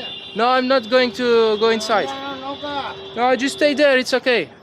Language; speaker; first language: English; non-native, learner; French